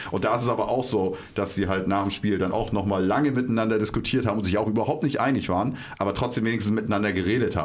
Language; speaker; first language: German; native; German